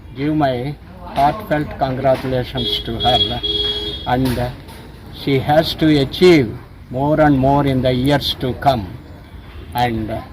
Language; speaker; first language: English; non-native, local second language; Telugu